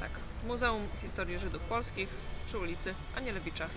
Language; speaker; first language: Polish; native; Polish